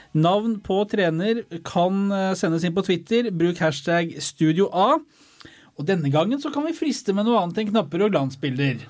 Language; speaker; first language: Norwegian; native; Norwegian